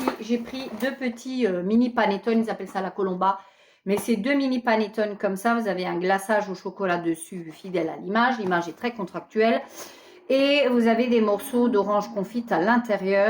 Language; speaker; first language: French; native; French